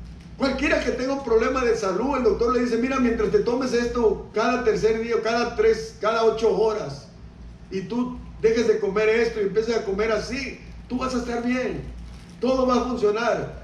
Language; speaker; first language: Spanish; native; Spanish